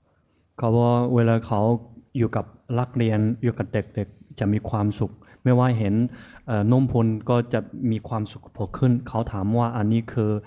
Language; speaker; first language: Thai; non-native, fluent; Chinese